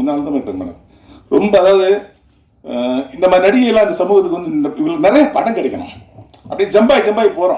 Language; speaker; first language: Tamil; native; Tamil